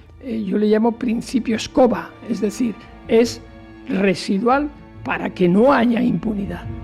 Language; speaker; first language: Spanish; native; Spanish